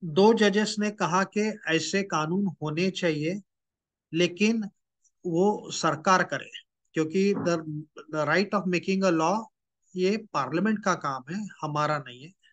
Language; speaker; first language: Hindi; non-native, local second language; Marathi